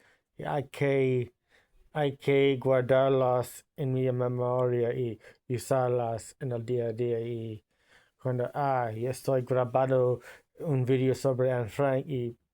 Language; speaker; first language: Spanish; non-native, learner; English